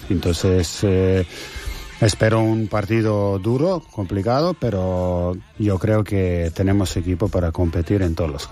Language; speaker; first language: Spanish; non-native, fluent; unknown